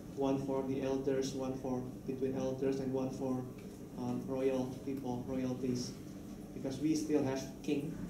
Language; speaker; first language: English; non-native, fluent; Indonesian